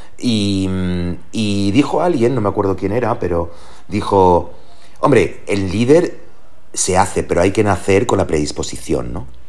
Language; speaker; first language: Spanish; early bilingual, heritage; Spanish